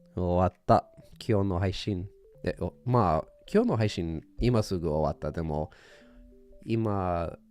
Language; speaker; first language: Japanese; non-native, learner; English